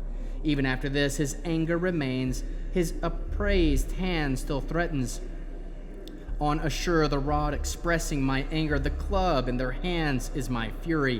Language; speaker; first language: English; native; English